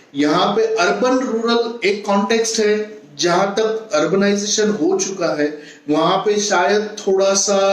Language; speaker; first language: Hindi; non-native, local second language; Marathi